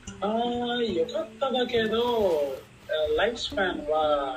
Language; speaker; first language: Japanese; non-native, learner; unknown